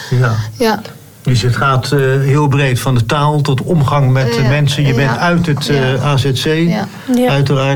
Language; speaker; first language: Dutch; native; Dutch